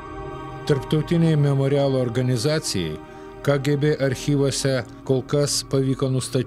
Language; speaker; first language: Lithuanian; native; Lithuanian